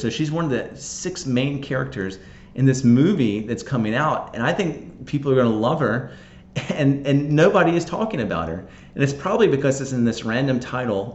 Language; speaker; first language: English; native; English